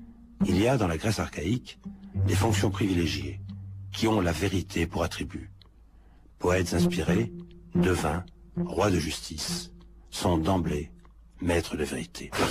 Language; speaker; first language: French; native; French